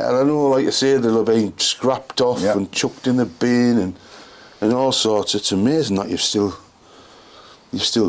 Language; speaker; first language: English; native; English